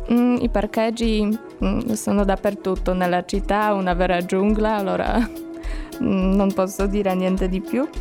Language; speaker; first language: Italian; non-native, learner; Polish